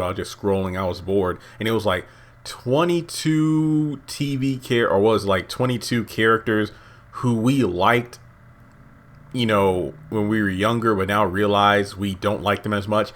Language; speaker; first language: English; native; English